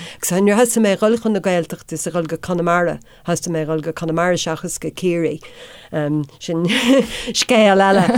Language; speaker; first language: Irish; non-native, local second language; English